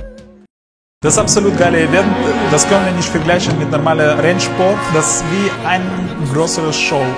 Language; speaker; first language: German; non-native, learner; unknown